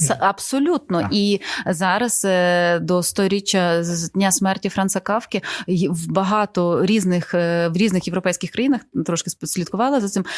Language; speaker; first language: Ukrainian; native; Ukrainian